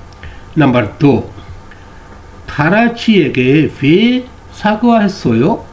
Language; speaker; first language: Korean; non-native, fluent; Urdu